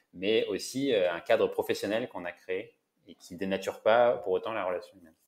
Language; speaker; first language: French; native; French